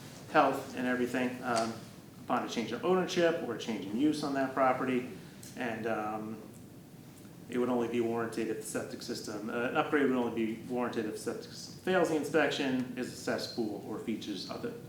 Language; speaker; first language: English; native; English